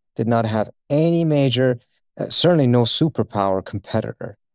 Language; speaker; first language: English; early bilingual, other home language; Persian